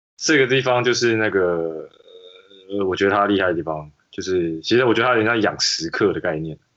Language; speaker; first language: Chinese; native; Chinese